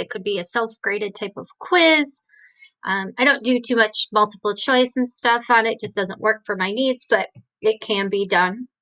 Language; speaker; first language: English; native; English